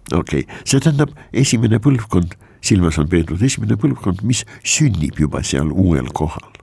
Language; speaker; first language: Estonian; non-native, local second language; Russian